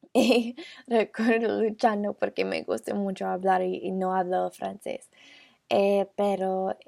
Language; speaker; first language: Spanish; non-native, learner; English